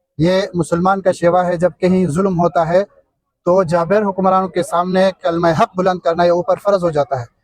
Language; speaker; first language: Urdu; non-native, local second language; Khowar